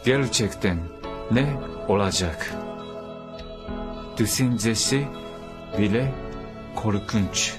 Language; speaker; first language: Turkish; non-native, learner; Japanese